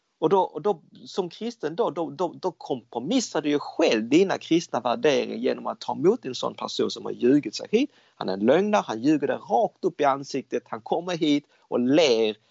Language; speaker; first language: Swedish; early bilingual, other home language; Cantonese